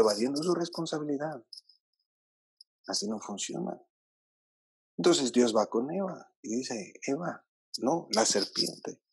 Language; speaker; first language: Spanish; native; Spanish